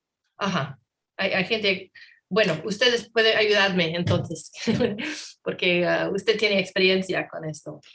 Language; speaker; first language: Spanish; non-native, learner; English